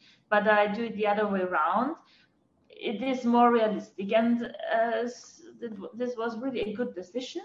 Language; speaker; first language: English; non-native, fluent; German